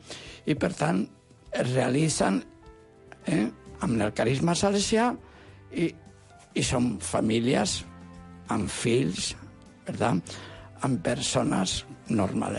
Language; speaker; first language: Catalan; non-native, local second language; Spanish